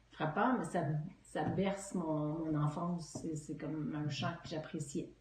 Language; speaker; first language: French; native; French